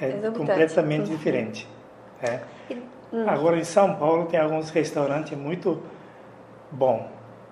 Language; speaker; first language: Portuguese; non-native, fluent; Japanese